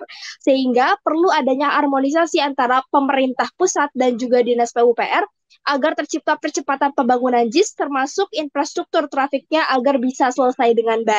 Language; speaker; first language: Indonesian; native; Indonesian